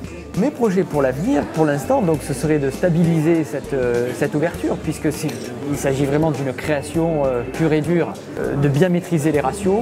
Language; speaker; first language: French; native; French